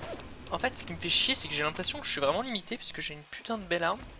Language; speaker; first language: French; native; French